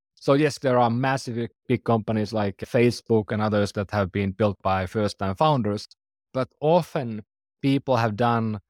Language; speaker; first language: English; non-native, fluent; Finnish